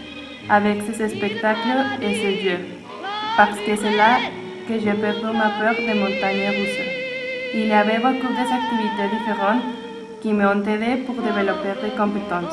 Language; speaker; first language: French; non-native, learner; Spanish